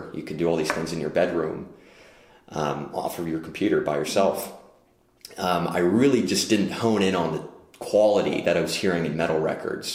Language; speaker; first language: English; native; English